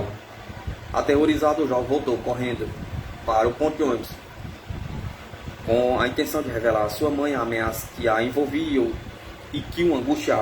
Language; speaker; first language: Portuguese; native; Portuguese